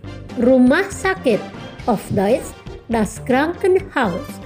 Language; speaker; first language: German; non-native, fluent; Indonesian